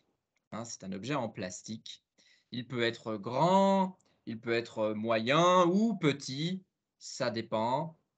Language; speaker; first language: French; non-native, fluent; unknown